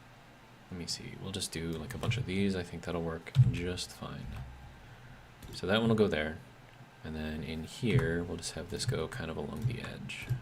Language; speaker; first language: English; native; English